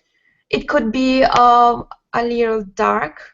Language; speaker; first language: English; non-native, learner; Spanish